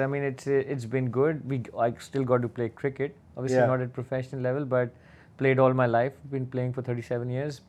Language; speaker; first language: English; non-native, local second language; Urdu